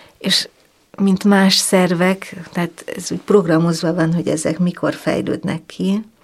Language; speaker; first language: Hungarian; native; Hungarian